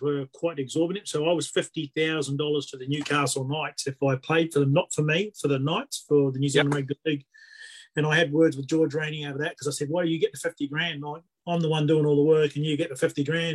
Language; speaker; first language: English; native; English